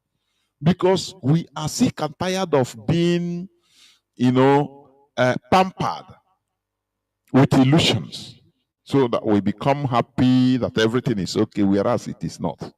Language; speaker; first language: English; non-native, local second language; Igbo